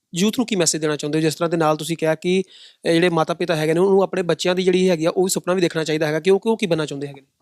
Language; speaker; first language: Punjabi; native; Punjabi